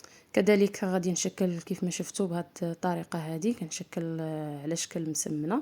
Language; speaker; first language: Arabic; native; Arabic